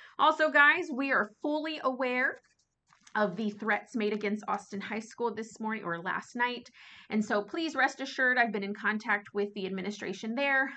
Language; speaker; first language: English; native; English